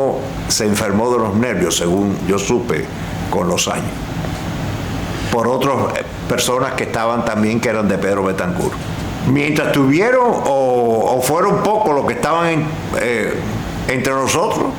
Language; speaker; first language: Spanish; native; Spanish